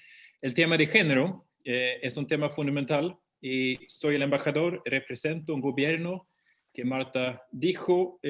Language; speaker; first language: Spanish; non-native, fluent; Swedish